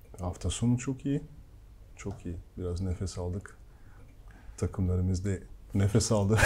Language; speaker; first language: Turkish; non-native, fluent; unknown